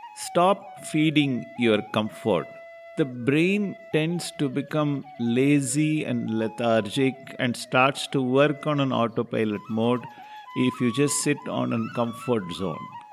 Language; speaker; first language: English; non-native, local second language; Tamil